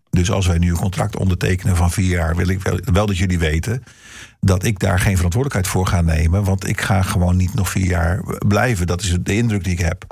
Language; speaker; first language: Dutch; early bilingual, heritage; Dutch